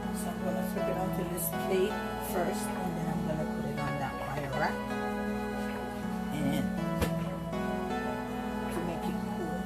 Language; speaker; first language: English; native; English